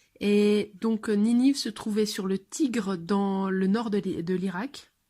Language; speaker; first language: French; non-native, fluent; English